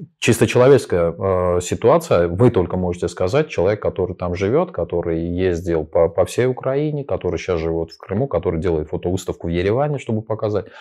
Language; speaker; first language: Russian; non-native, local second language; Armenian